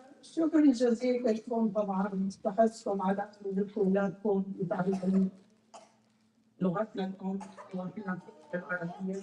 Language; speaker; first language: Arabic; native; Arabic